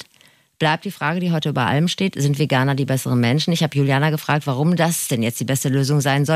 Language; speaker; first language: German; native; German